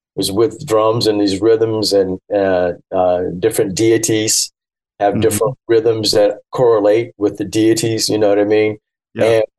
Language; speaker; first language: English; early bilingual, other home language; Yoruba